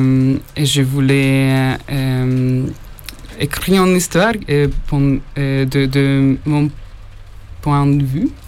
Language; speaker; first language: French; non-native, learner; Hungarian